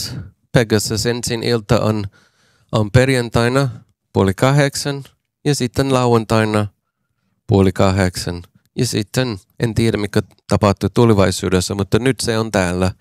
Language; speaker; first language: Finnish; non-native, learner; English